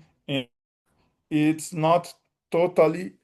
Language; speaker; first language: English; non-native, learner; Portuguese